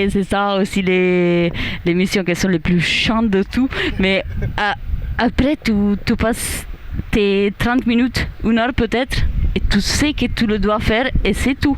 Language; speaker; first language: French; non-native, learner; Italian